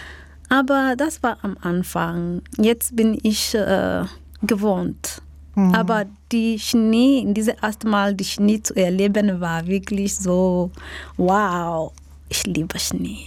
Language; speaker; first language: German; non-native, learner; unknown